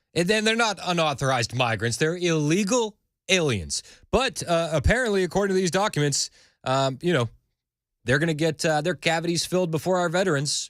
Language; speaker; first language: English; native; English